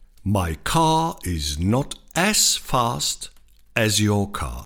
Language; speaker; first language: English; non-native, fluent; Czech